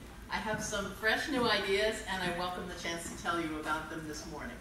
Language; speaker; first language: English; early bilingual, other home language; Spanish